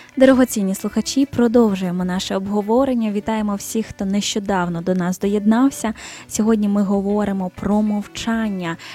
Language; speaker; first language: Ukrainian; native; Ukrainian